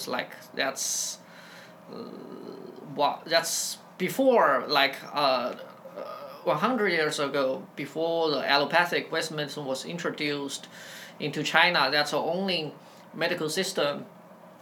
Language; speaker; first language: English; non-native, fluent; Chinese